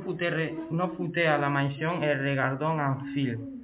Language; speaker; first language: French; non-native, learner; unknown